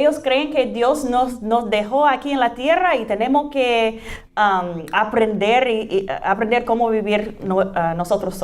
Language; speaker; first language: Spanish; non-native, fluent; English